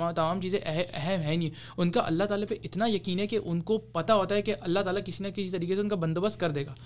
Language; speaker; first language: Urdu; early bilingual, heritage; Urdu